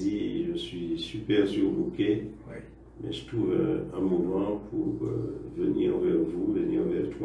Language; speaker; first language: French; native; French